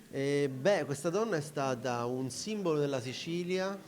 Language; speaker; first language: Italian; native; Italian